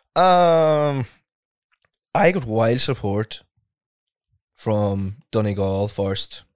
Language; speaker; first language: English; native; English